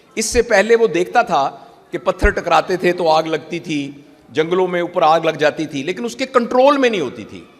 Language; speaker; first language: Urdu; native; Urdu